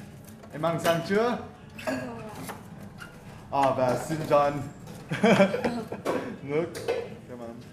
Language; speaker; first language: Vietnamese; non-native, learner; English